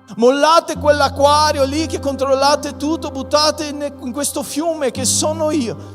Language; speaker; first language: Italian; non-native, fluent; Portuguese